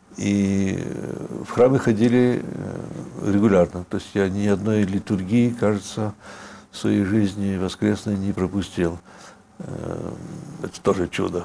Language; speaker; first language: Russian; early bilingual, heritage; Russian